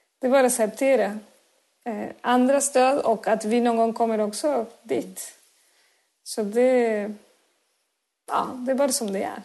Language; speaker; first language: Swedish; non-native, fluent; Spanish